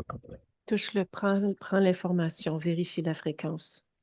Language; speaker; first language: French; native; French